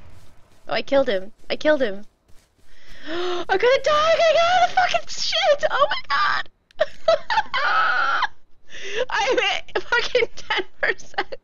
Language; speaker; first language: English; native; English